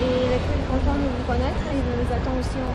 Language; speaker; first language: French; non-native, fluent; Romanian